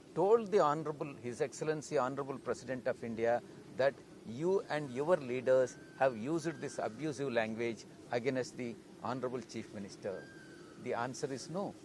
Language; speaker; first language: English; non-native, local second language; Telugu